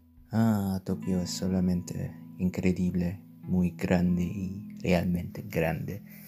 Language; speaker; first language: Spanish; non-native, learner; German